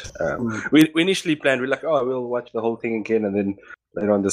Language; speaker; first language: English; non-native, local second language; Afrikaans